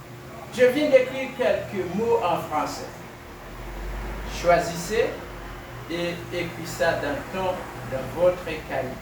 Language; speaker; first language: French; non-native, fluent; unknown